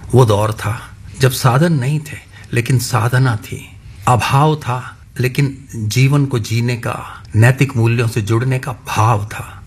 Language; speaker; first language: Hindi; non-native, local second language; Punjabi